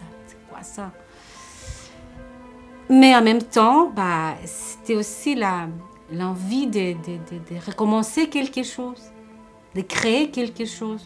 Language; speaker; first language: French; non-native, fluent; Spanish